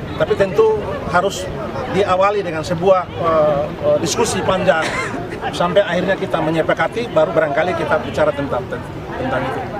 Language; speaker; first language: Indonesian; non-native, local second language; Tetum